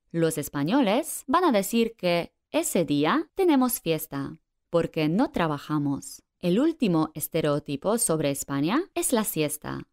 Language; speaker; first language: Spanish; non-native, fluent; Polish